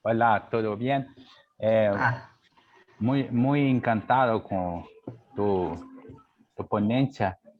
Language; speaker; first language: Spanish; non-native, learner; Portuguese